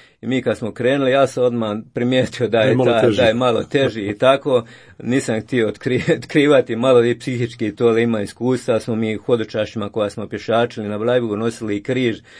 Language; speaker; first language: Croatian; native; Croatian